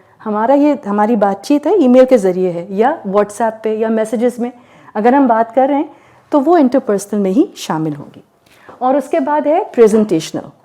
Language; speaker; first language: Urdu; native; Urdu